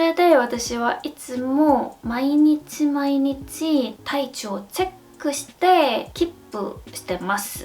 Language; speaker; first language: Japanese; non-native, fluent; Korean